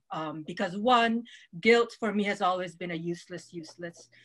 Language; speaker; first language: English; non-native, local second language; Waray